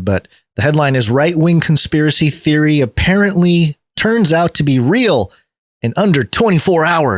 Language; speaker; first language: English; native; English